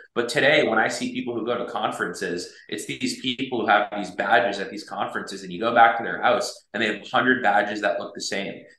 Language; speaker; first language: English; native; English